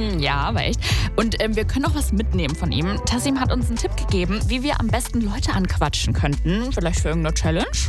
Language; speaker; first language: German; native; German